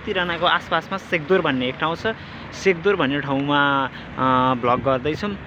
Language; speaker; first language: Nepali; native; Nepali